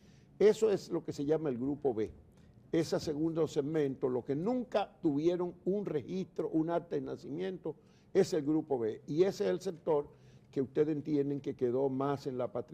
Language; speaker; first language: Spanish; native; Spanish